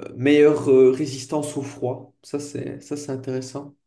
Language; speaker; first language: French; native; French